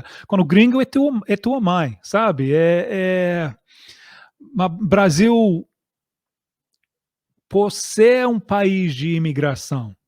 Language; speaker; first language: Portuguese; non-native, fluent; English